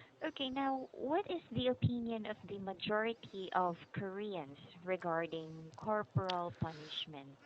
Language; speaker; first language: English; non-native, fluent; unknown